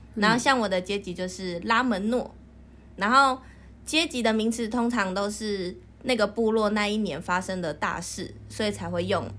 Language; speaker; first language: Chinese; native; Chinese